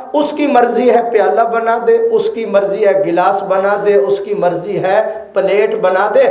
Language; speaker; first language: Urdu; non-native, local second language; Punjabi